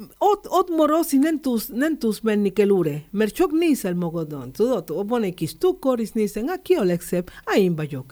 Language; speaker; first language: Hungarian; non-native, learner; Spanish